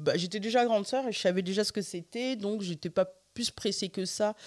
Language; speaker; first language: French; early bilingual, other home language; Fula